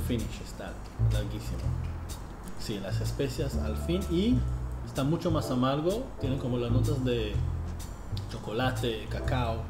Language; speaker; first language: Spanish; non-native, fluent; English